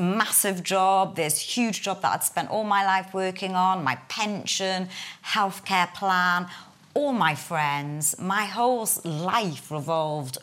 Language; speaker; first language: English; native; English